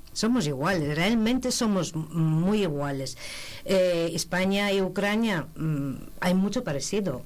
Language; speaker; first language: Spanish; non-native, fluent; Ukrainian